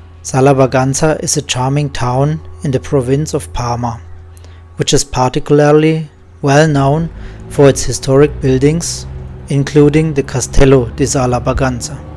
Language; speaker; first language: English; non-native, learner; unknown